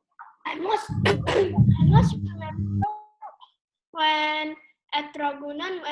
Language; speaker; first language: English; non-native, learner; Indonesian